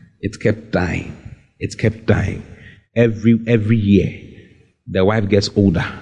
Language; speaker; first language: English; non-native, local second language; Akan